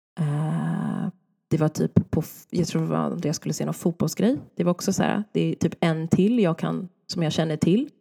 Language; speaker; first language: Swedish; native; Swedish